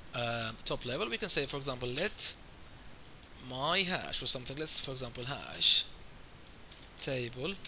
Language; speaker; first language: English; non-native, fluent; Arabic